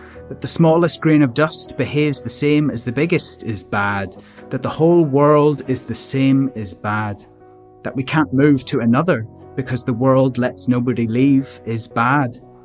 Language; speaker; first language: English; native; English